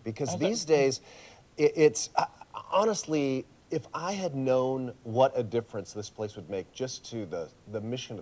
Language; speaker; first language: English; early bilingual, other home language; Swiss German